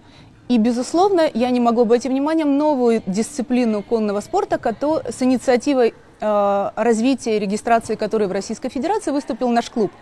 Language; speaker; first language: Russian; native; Russian